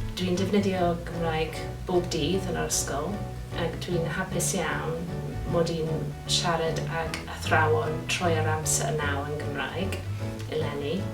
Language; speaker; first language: Welsh; non-native, local second language; English